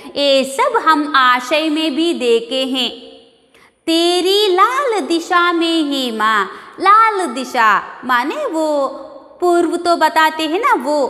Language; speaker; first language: Hindi; non-native, local second language; Kannada